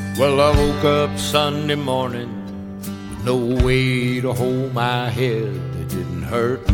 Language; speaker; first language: English; early bilingual, other home language; Spanish